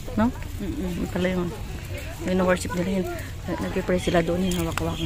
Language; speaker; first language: Filipino; non-native, local second language; Hiligaynon